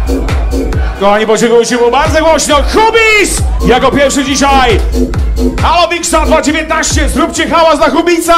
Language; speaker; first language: Polish; native; Polish